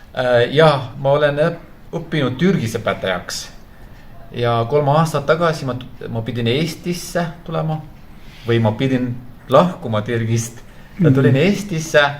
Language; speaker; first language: Estonian; non-native, fluent; Turkish